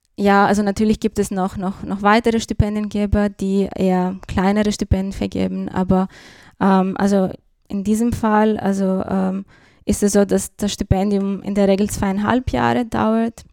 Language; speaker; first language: German; non-native, fluent; Greek